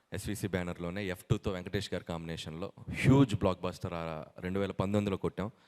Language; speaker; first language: Telugu; native; Telugu